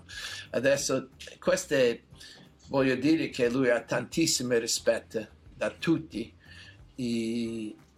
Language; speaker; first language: Italian; non-native, learner; English